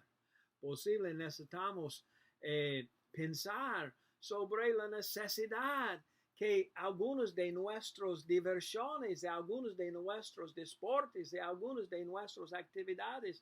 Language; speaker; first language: Spanish; non-native, learner; English